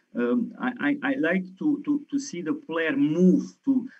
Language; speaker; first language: English; non-native, fluent; Romanian